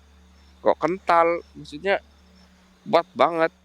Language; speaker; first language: Indonesian; native; Indonesian